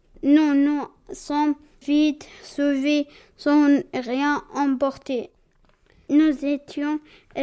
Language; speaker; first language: French; early bilingual, other home language; Arabic